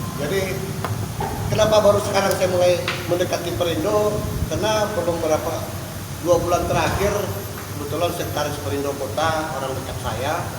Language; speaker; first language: Indonesian; native; Indonesian